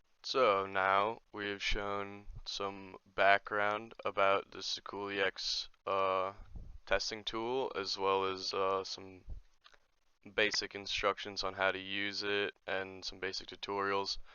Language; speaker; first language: English; native; English